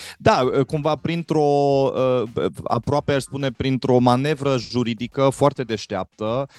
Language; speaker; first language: Romanian; non-native, fluent; German